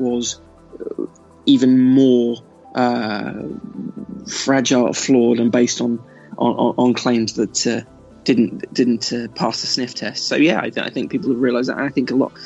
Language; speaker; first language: English; native; English